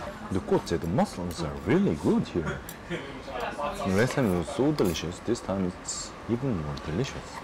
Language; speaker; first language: English; non-native, fluent; Korean